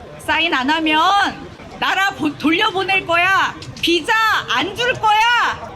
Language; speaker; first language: Korean; non-native, fluent; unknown